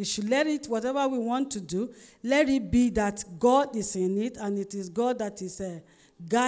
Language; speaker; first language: English; non-native, local second language; Yoruba